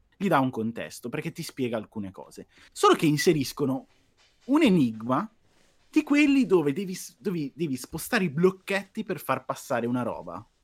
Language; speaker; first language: Italian; native; Italian